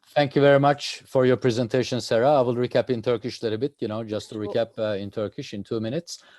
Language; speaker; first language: English; non-native, fluent; Turkish